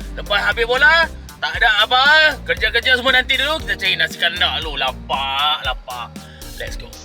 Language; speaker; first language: Malay; native; Malay